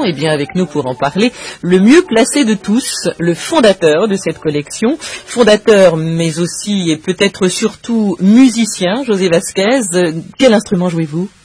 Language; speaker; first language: French; native; French